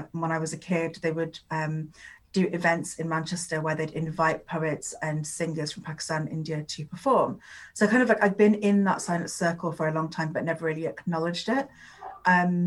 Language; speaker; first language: English; non-native, local second language; Urdu